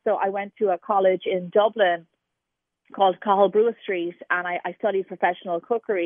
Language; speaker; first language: English; native; English